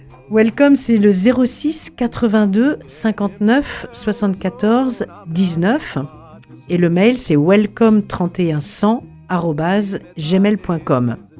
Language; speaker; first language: French; native; French